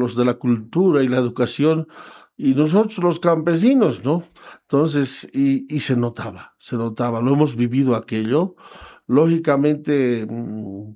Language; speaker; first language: Spanish; non-native, local second language; Quechua